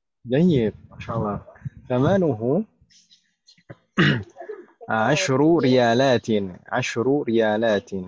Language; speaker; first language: Arabic; non-native, fluent; Indonesian